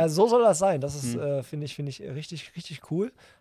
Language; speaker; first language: German; native; German